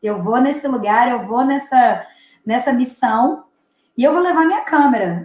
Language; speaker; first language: Portuguese; native; Portuguese